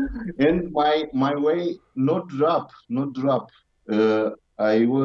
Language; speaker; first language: English; non-native, learner; Romanian